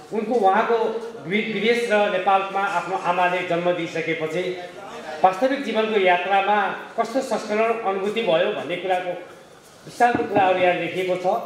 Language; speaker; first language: Nepali; native; Nepali